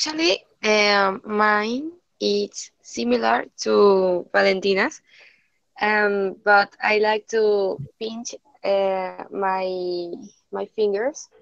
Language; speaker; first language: English; non-native, learner; Spanish